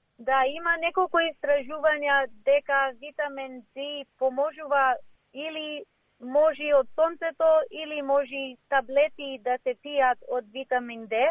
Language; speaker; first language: Macedonian; early bilingual, heritage; Macedonian